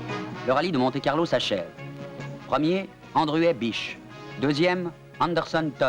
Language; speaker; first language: French; native; French